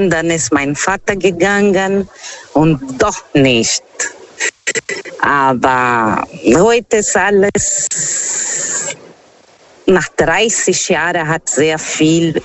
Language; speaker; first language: German; non-native, fluent; Portuguese